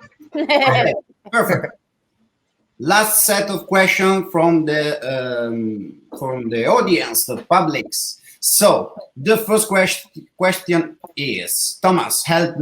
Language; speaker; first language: English; non-native, learner; Italian